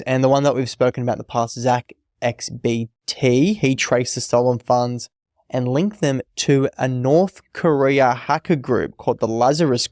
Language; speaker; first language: English; native; English